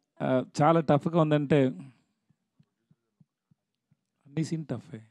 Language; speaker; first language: Telugu; non-native, learner; Tamil